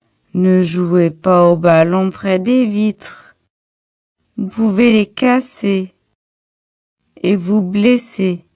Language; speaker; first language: French; non-native, local second language; Arabic